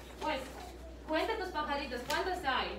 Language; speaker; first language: Spanish; early bilingual, heritage; Spanish